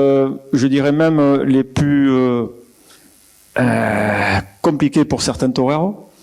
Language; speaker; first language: French; native; French